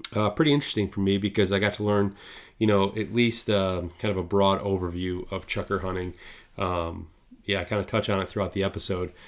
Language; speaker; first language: English; native; English